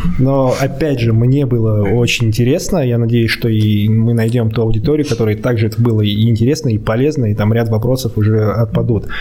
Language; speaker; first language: Russian; native; Russian